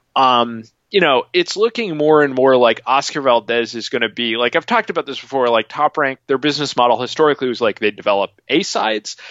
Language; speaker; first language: English; native; English